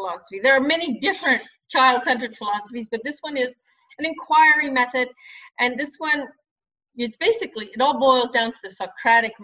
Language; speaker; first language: English; native; English